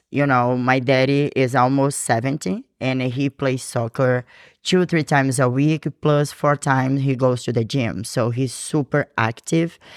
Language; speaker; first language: English; non-native, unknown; Portuguese